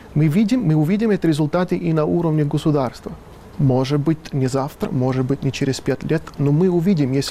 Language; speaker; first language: Russian; non-native, fluent; Italian